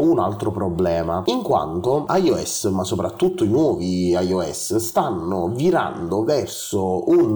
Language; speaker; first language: Italian; native; Italian